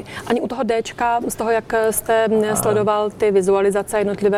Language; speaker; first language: Czech; native; Czech